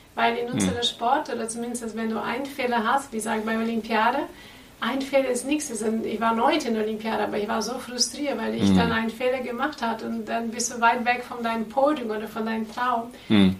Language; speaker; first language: German; non-native, fluent; Portuguese